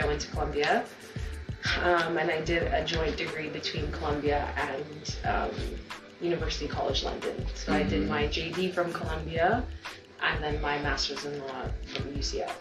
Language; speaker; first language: English; native; English